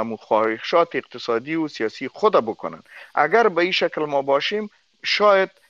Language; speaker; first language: Persian; non-native, local second language; Pashto